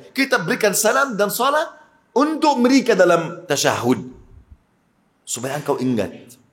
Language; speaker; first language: Malay; non-native, fluent; Arabic